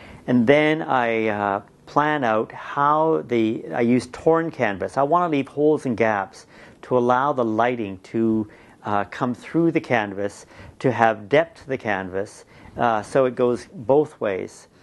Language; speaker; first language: English; native; English